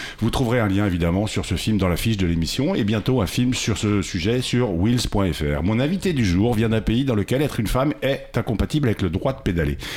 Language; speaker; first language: French; native; French